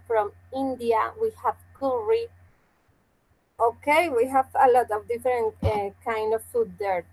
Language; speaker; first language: English; non-native, fluent; Spanish